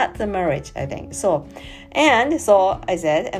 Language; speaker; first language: English; non-native, learner; Japanese